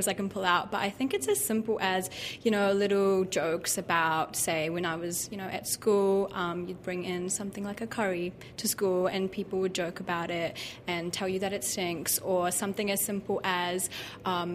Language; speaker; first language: English; native; English